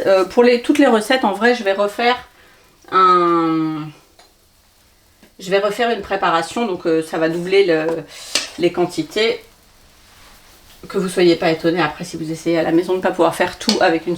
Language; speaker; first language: French; native; French